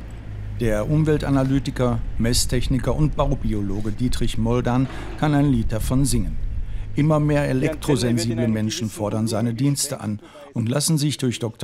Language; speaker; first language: German; native; German